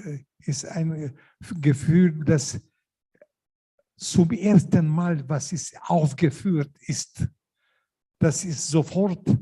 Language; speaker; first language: German; non-native, learner; Lithuanian